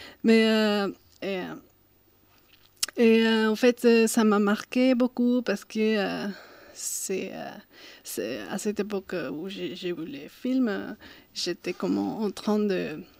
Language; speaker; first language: French; non-native, fluent; Spanish